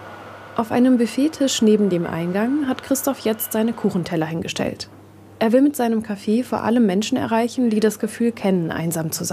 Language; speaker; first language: German; native; German